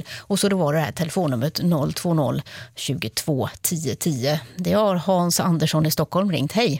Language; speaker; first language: Swedish; native; Swedish